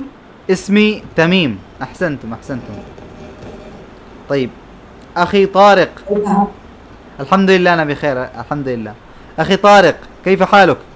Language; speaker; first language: Arabic; non-native, fluent; Bangla